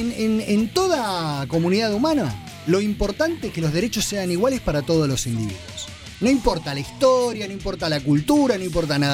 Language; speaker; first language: Spanish; native; Spanish